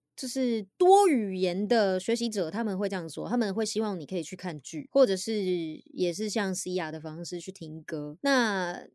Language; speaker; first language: Chinese; native; Chinese